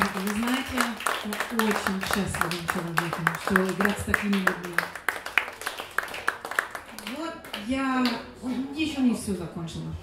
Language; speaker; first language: Russian; non-native, learner; German